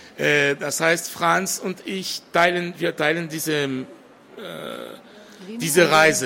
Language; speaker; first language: German; non-native, fluent; French